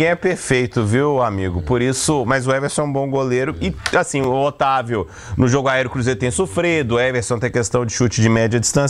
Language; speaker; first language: Portuguese; native; Portuguese